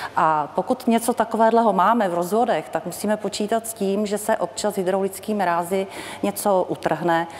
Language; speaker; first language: Czech; native; Czech